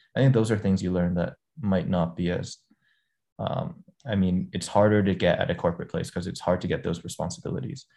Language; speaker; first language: English; native; English